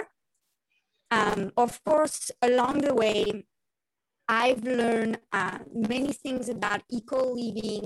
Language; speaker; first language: English; non-native, fluent; French